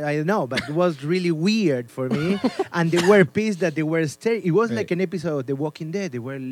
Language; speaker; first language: English; non-native, fluent; Spanish